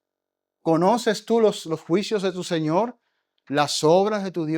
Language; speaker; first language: Spanish; native; Spanish